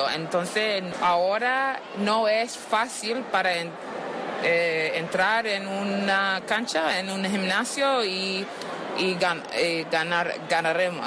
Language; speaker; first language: Spanish; non-native, learner; English